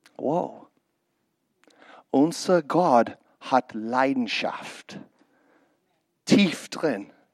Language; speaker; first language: German; non-native, learner; English